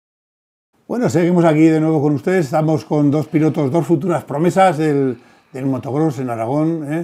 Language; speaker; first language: Spanish; native; Spanish